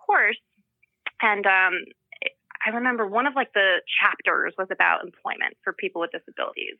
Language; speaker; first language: English; native; English